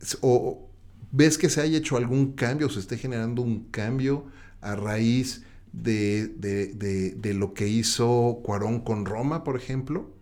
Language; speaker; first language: Spanish; native; Spanish